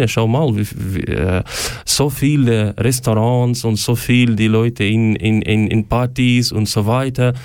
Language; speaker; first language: German; non-native, learner; Ukrainian